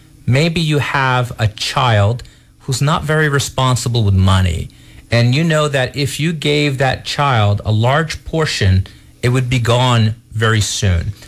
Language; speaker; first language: English; early bilingual, other home language; Portuguese